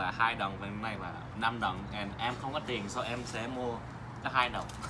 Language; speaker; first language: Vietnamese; early bilingual, heritage; English